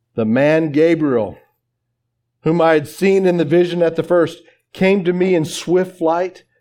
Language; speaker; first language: English; native; English